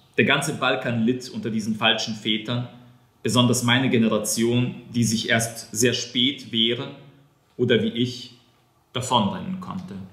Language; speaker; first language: German; non-native, fluent; Serbian